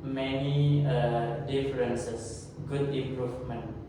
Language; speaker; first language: English; non-native, fluent; Indonesian